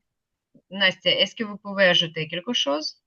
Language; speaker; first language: French; non-native, fluent; Ukrainian